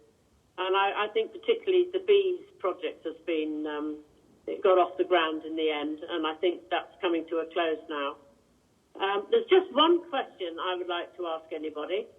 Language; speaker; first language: English; native; English